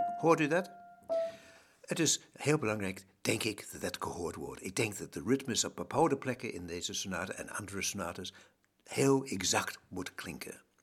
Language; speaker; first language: Dutch; non-native, fluent; English